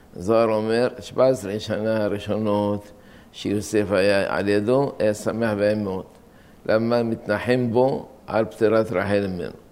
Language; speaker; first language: Hebrew; non-native, fluent; Arabic